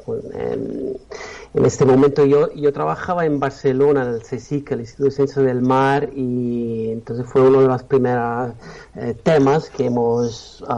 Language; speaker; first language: Spanish; non-native, fluent; Italian